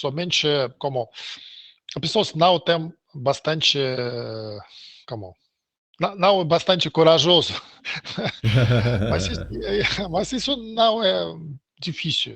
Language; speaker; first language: Portuguese; non-native, learner; Russian